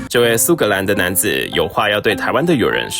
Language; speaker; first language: Chinese; native; Chinese